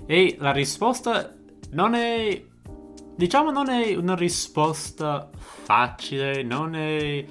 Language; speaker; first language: Italian; non-native, fluent; English